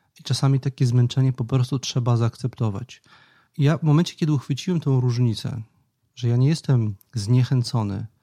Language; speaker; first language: Polish; native; Polish